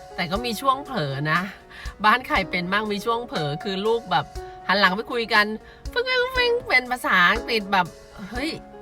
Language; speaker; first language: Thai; native; Thai